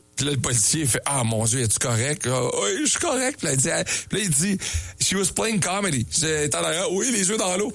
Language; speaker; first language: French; native; French